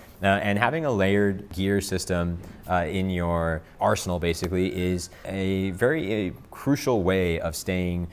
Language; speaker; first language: English; native; English